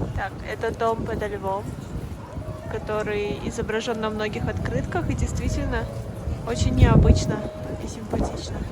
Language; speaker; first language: Russian; native; Russian